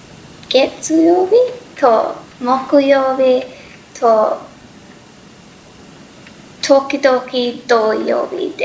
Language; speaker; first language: Japanese; non-native, learner; English